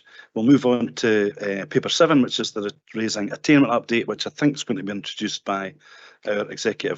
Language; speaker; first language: English; native; English